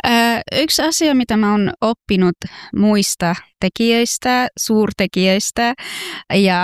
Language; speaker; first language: Finnish; early bilingual, other home language; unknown